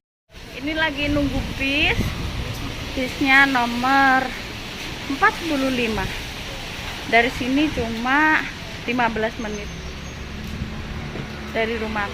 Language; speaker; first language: Indonesian; non-native, local second language; Javanese